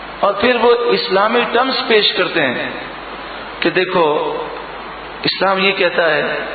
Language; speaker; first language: Urdu; native; Urdu